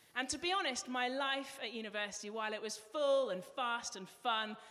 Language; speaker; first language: English; native; English